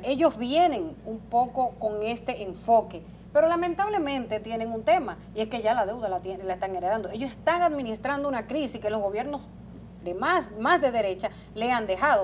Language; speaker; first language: Spanish; native; Spanish